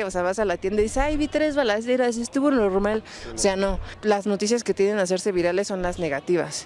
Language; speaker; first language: Spanish; native; Spanish